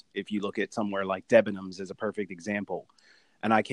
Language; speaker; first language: English; native; English